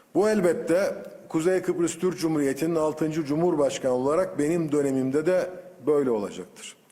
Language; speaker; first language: Turkish; native; Turkish